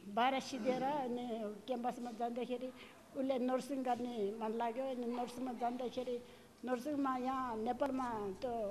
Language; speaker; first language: Nepali; non-native, local second language; Tibetan